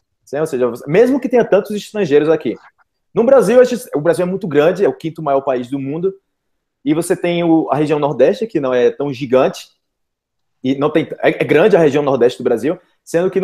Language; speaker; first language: Portuguese; native; Portuguese